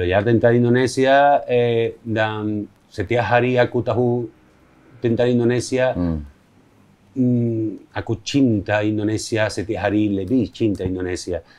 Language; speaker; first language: Indonesian; non-native, learner; Spanish